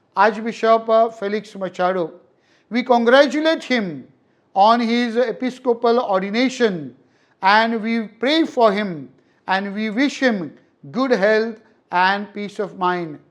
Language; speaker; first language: English; non-native, local second language; Marathi